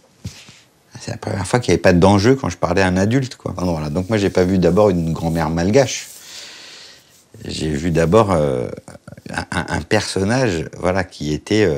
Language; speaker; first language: French; native; French